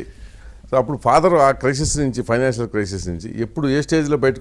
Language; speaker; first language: Telugu; native; Telugu